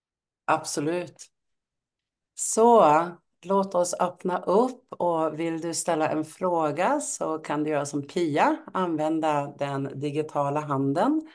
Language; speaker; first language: Swedish; native; Swedish